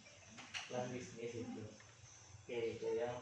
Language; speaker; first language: Malay; native; Malay